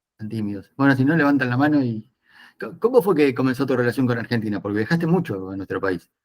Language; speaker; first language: Spanish; native; Spanish